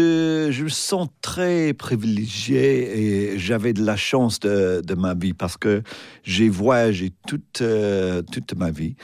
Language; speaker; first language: French; non-native, fluent; English